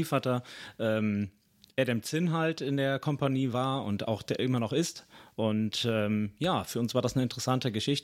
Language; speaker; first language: German; native; German